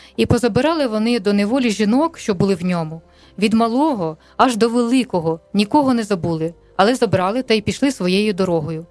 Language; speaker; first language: Ukrainian; non-native, local second language; Russian